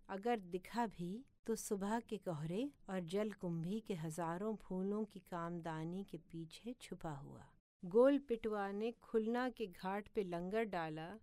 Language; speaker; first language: Urdu; native; Urdu